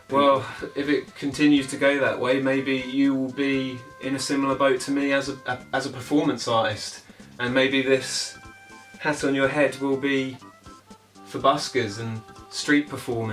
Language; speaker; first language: English; native; English